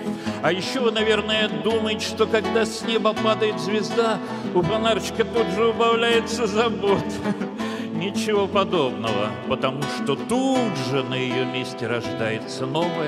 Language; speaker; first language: Russian; native; Russian